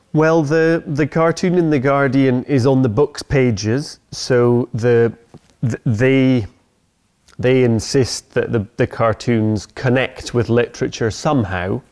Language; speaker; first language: English; native; English